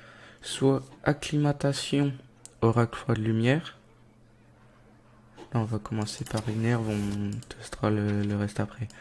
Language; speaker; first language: French; native; French